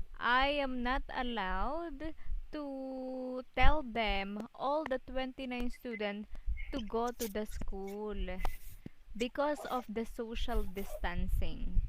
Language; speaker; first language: English; non-native, local second language; Filipino